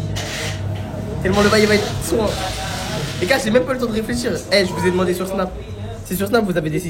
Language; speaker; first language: French; native; French